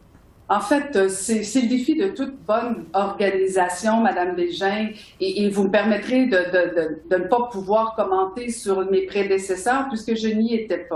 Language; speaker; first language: French; native; French